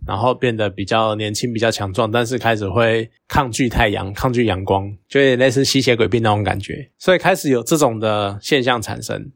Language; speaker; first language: Chinese; native; Chinese